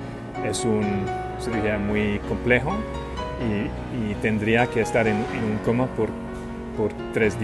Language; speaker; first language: Spanish; non-native, learner; English